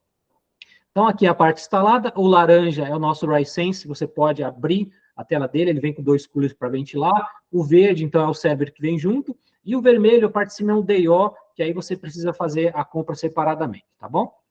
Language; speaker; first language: Portuguese; native; Portuguese